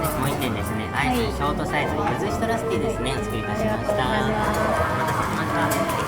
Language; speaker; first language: Japanese; native; Japanese